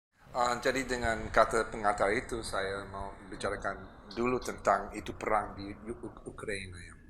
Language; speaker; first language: Indonesian; non-native, fluent; English